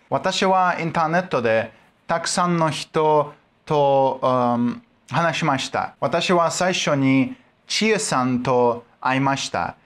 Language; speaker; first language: Japanese; non-native, learner; Russian